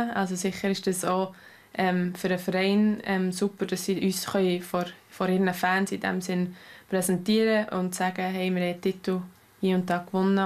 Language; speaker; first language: German; native; German